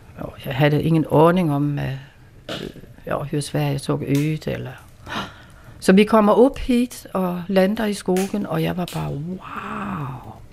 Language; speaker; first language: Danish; native; Danish